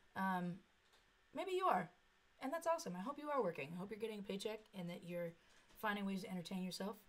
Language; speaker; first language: English; native; English